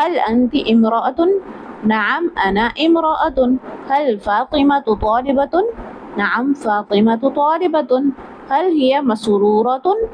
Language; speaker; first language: Arabic; non-native, fluent; Urdu